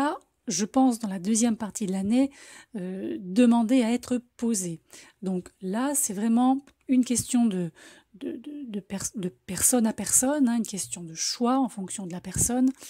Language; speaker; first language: French; native; French